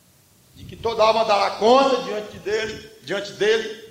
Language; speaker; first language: Portuguese; native; Portuguese